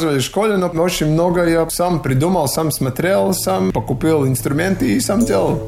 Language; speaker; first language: Russian; non-native, local second language; Latvian